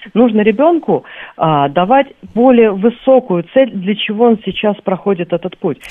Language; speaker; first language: Russian; native; Russian